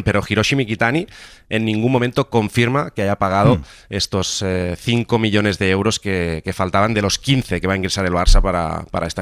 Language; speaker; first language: Spanish; native; Spanish